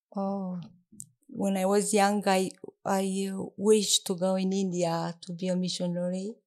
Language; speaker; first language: English; non-native, learner; Romanian